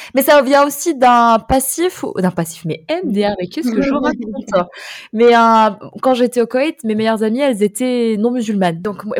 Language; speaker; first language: French; non-native, fluent; Arabic